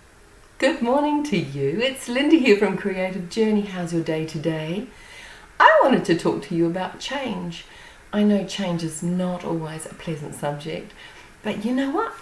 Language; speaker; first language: English; native; English